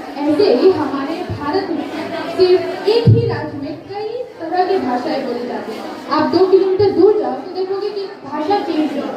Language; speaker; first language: Hindi; non-native, local second language; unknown